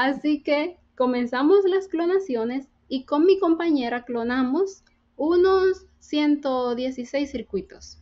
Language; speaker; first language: Spanish; native; Spanish